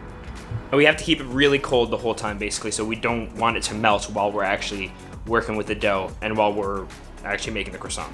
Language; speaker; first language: English; native; English